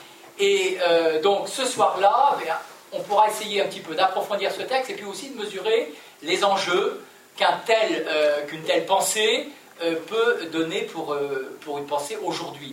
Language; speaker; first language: French; native; French